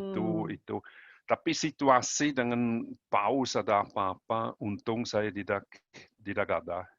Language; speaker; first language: Indonesian; non-native, learner; German